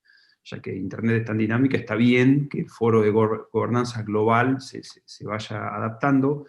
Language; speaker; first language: Spanish; native; Spanish